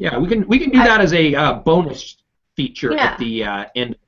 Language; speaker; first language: English; native; English